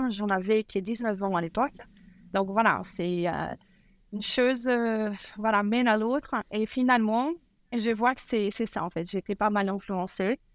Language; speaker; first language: French; non-native, fluent; Portuguese